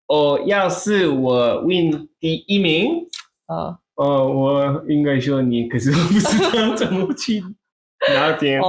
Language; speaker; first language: Chinese; non-native, learner; Korean